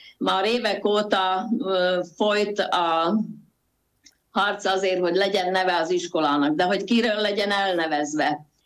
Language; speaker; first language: Hungarian; native; Hungarian